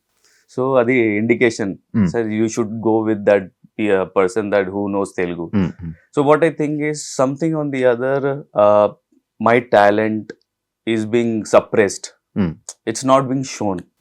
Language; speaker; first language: Telugu; non-native, local second language; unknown